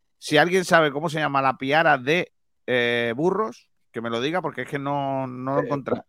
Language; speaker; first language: Spanish; native; Spanish